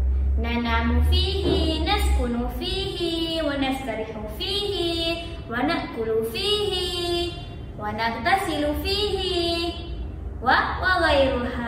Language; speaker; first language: Arabic; non-native, learner; Malay